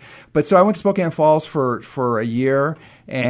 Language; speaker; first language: English; native; English